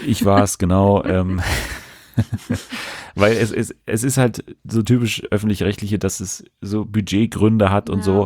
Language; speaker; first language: German; native; German